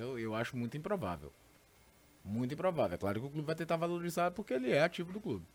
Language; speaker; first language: Portuguese; native; Portuguese